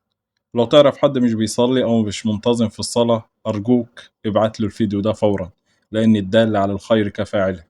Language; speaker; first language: Arabic; native; Arabic